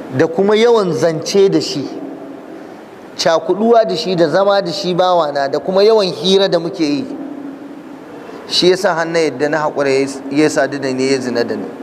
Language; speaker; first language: Hausa; native; Hausa